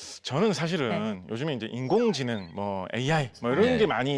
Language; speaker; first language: Korean; native; Korean